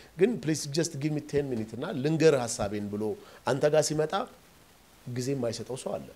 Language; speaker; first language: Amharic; non-native, local second language; Oromo